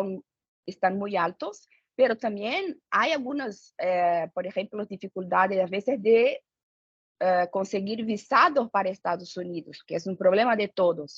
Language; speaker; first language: Spanish; non-native, fluent; Portuguese